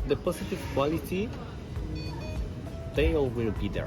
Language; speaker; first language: English; non-native, learner; Spanish